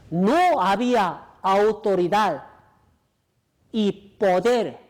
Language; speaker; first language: Spanish; non-native, fluent; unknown